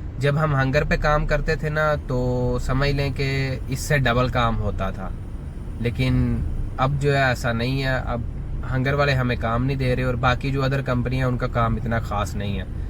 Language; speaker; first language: Urdu; non-native, local second language; Punjabi